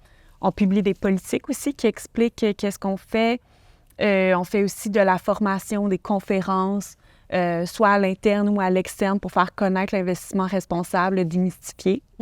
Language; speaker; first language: French; native; French